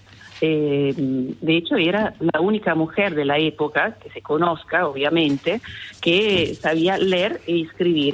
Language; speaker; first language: Spanish; non-native, fluent; Italian